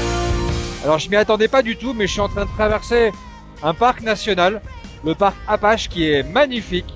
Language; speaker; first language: French; native; French